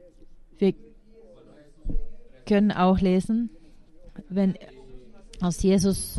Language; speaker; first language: German; non-native, fluent; Finnish